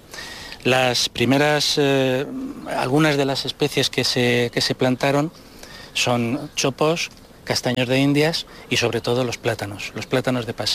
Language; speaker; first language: Spanish; native; Spanish